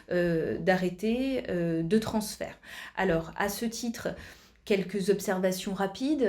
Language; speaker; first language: French; native; French